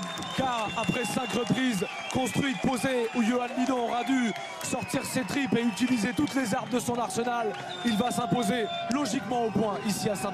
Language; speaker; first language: French; native; French